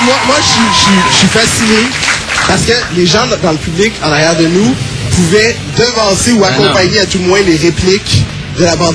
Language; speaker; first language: French; native; French